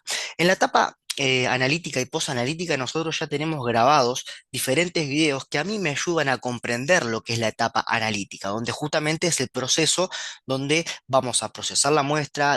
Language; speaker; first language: Spanish; native; Spanish